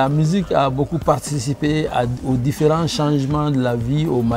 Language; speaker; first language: French; non-native, local second language; Bambara